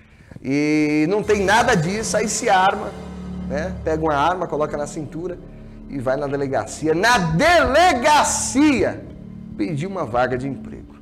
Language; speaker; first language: Portuguese; native; Portuguese